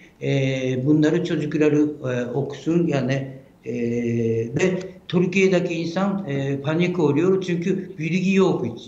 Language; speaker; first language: Turkish; non-native, fluent; Japanese